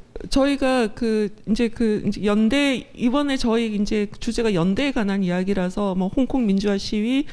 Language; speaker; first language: Korean; native; Korean